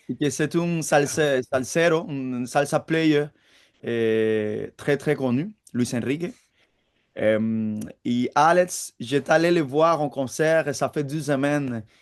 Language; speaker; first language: French; non-native, fluent; Spanish